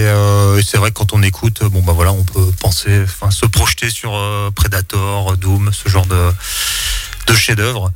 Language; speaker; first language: French; native; French